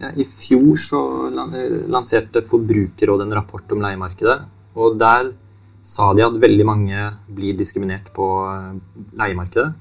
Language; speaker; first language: Norwegian; native; Norwegian